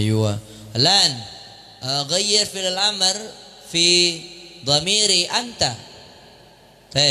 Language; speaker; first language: Arabic; non-native, fluent; Indonesian